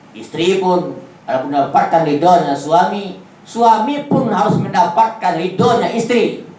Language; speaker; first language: Malay; non-native, local second language; Minangkabau